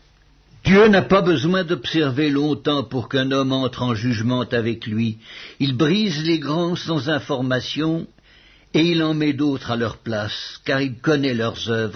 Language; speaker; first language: French; native; French